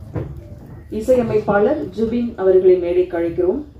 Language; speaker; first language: Tamil; native; Tamil